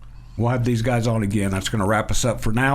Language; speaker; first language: English; native; English